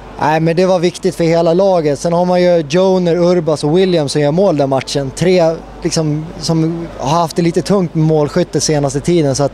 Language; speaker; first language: Swedish; native; Swedish